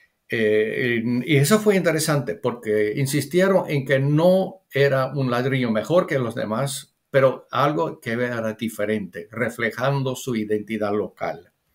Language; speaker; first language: Spanish; non-native, fluent; English